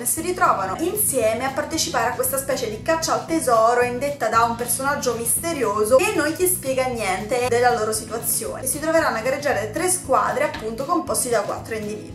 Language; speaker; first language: Italian; native; Italian